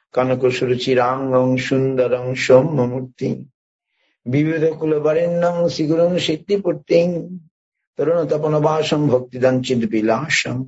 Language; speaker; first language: Bangla; native; Bangla